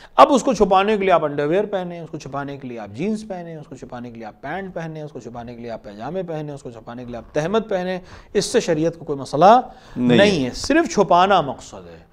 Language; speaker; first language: Urdu; native; Urdu